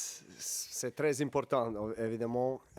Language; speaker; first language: French; non-native, learner; Serbian